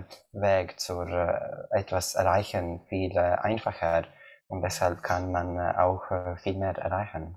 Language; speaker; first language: German; non-native, learner; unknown